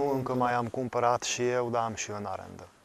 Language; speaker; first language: Romanian; non-native, local second language; Hungarian